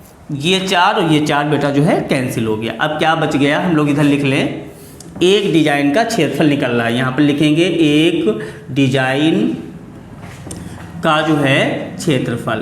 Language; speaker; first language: Hindi; native; Hindi